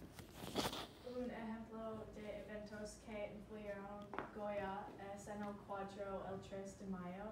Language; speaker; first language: Spanish; non-native, learner; English